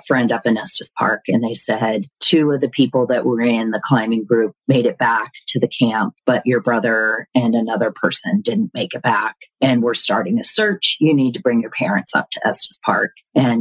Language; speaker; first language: English; native; English